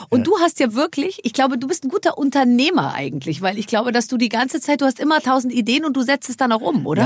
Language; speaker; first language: German; native; German